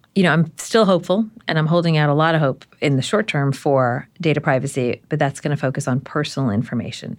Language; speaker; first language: English; native; English